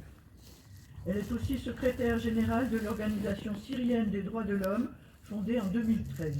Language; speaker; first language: French; native; French